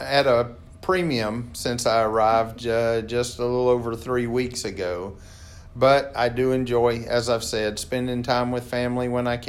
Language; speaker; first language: English; native; English